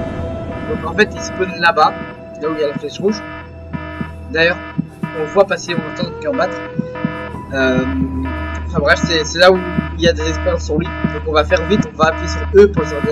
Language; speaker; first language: French; native; French